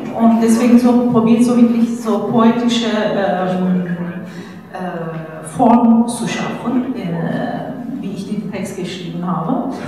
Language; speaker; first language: German; non-native, fluent; Turkish